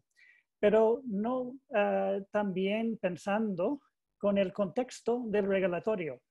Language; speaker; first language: Spanish; non-native, learner; English